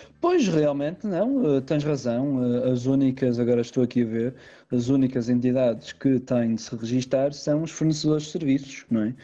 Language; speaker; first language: Portuguese; native; Portuguese